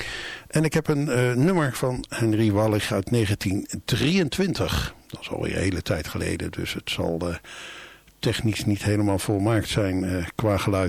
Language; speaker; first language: Dutch; native; Dutch